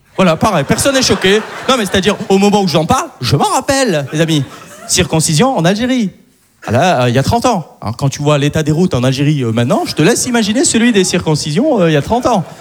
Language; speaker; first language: French; native; French